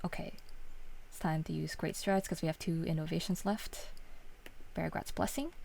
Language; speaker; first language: English; native; English